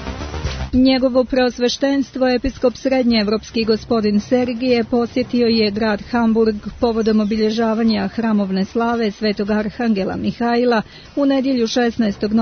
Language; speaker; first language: Croatian; native; Croatian